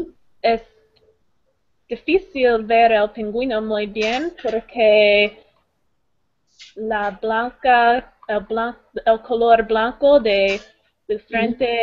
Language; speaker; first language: Spanish; non-native, learner; English